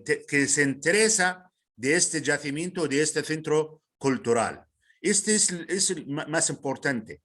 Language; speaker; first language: Spanish; non-native, fluent; Arabic